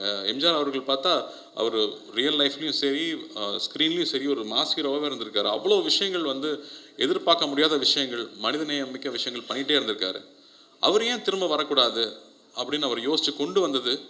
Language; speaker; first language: Tamil; native; Tamil